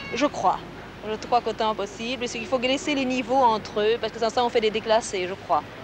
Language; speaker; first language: French; native; French